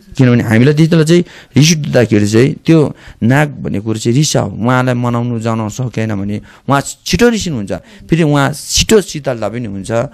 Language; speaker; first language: Nepali; native; Nepali